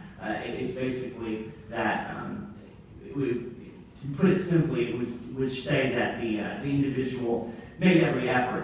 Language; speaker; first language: English; native; English